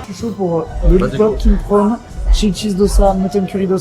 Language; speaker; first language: French; native; French